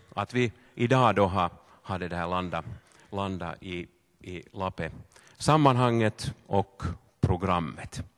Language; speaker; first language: Swedish; native; Swedish